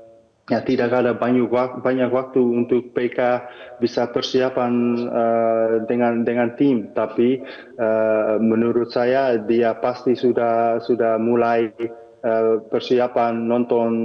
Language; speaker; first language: Indonesian; early bilingual, heritage; Dutch